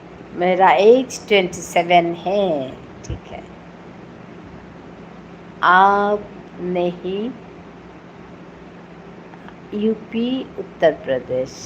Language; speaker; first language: Hindi; non-native, local second language; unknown